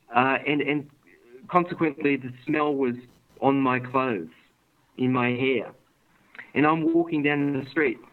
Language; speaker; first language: English; native; English